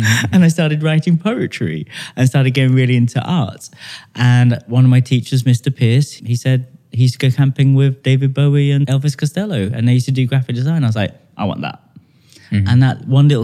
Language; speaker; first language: English; native; English